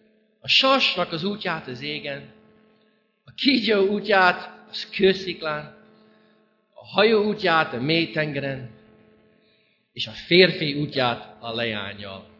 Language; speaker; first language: Hungarian; non-native, fluent; English